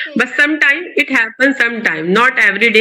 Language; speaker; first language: English; non-native, local second language; Urdu